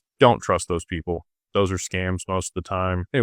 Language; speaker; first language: English; native; English